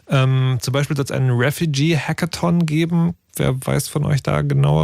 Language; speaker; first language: German; native; German